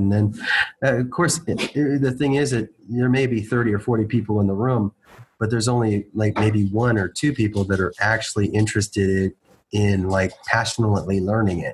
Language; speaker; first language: English; native; English